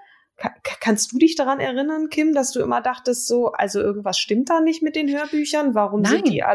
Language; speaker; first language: German; native; German